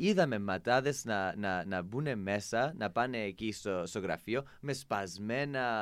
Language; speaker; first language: Greek; non-native, fluent; English